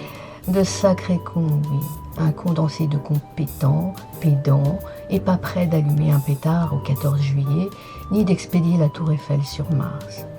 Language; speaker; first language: French; native; French